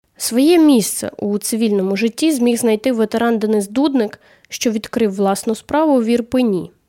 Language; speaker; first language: Ukrainian; native; Ukrainian